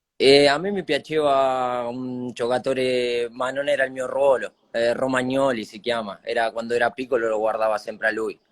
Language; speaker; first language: Italian; non-native, fluent; Spanish